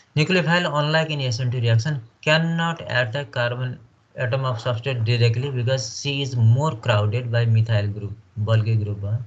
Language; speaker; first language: English; non-native, local second language; Nepali